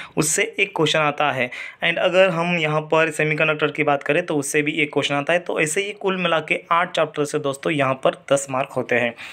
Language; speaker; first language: Hindi; non-native, local second language; Marathi